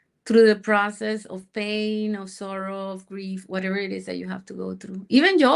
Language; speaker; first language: English; non-native, fluent; Spanish